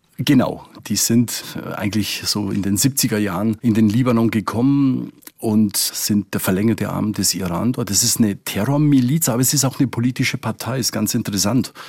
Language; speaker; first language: German; native; German